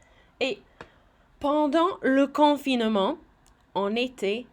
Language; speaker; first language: French; non-native, fluent; English